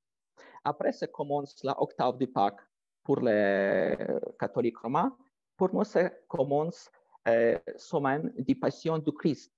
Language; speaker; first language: French; non-native, fluent; Ukrainian